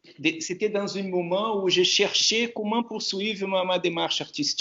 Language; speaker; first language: French; non-native, fluent; Portuguese